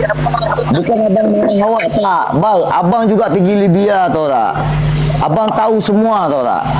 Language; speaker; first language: Malay; native; Malay